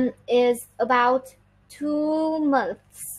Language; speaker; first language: English; non-native, learner; Vietnamese